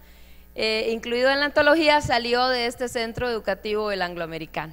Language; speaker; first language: Spanish; native; Spanish